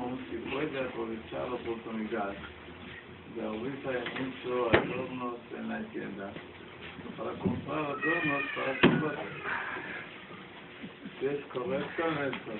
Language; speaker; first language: Spanish; non-native, learner; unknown